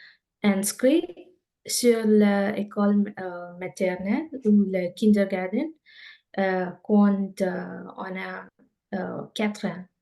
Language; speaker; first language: French; non-native, learner; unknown